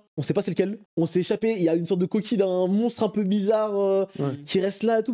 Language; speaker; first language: French; native; French